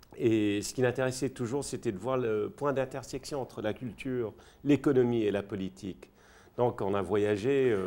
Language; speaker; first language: French; early bilingual, other home language; English